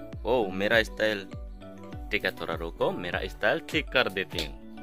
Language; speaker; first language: Hindi; non-native, local second language; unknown